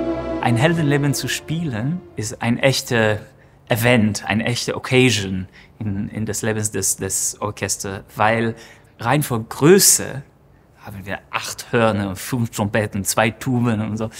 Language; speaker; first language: German; non-native, fluent; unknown